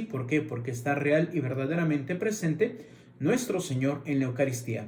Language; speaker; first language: Spanish; native; Spanish